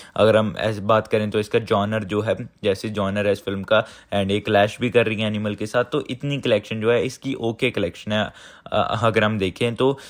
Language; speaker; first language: Hindi; non-native, local second language; Punjabi